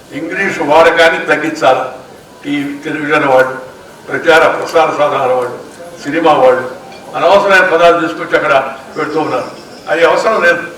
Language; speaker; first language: Telugu; native; Telugu